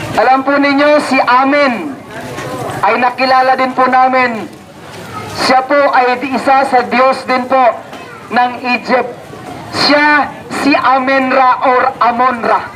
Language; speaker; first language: Filipino; non-native, local second language; Cebuano